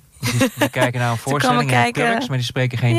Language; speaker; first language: Dutch; native; Dutch